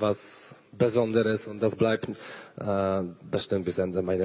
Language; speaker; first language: German; non-native, learner; Polish